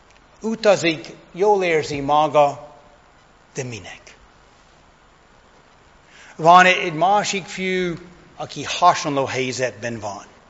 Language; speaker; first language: Hungarian; non-native, fluent; English